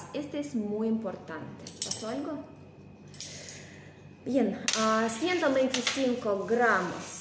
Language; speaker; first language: Spanish; non-native, fluent; Russian